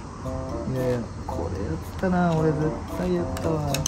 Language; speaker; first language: Japanese; native; Japanese